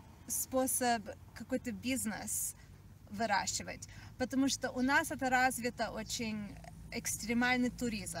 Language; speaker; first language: Russian; early bilingual, heritage; Russian